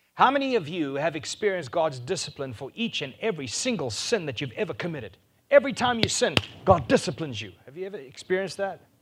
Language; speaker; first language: English; non-native, local second language; Afrikaans